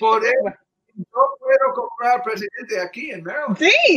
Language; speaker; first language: Spanish; early bilingual, heritage; English